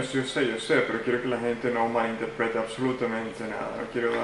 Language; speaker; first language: Spanish; early bilingual, heritage; Spanish